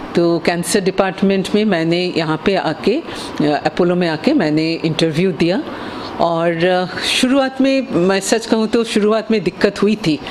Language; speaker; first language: Hindi; non-native, local second language; Bangla